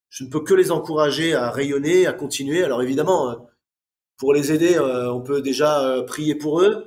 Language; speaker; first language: French; native; French